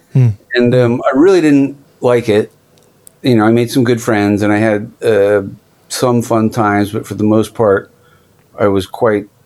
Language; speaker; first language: English; native; English